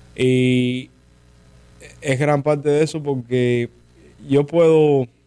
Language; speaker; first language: Spanish; early bilingual, heritage; Spanish